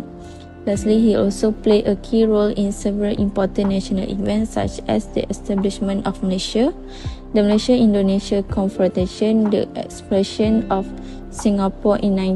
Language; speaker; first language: English; non-native, local second language; Malay